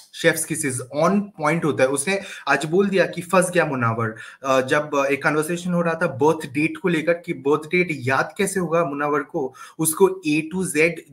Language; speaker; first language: Hindi; native; Hindi